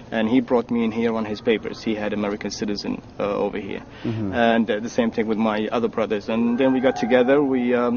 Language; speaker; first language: English; non-native, fluent; Arabic